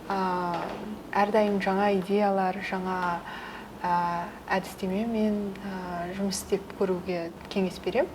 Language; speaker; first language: Kazakh; early bilingual, heritage; Kazakh